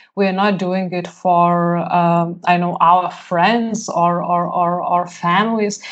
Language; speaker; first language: English; non-native, fluent; Lithuanian